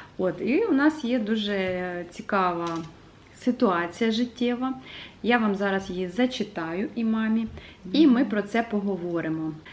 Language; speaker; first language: Ukrainian; non-native, local second language; Russian